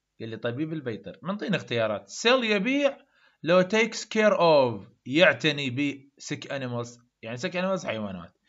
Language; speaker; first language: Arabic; native; Arabic